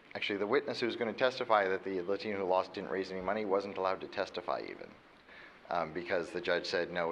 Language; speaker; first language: English; native; English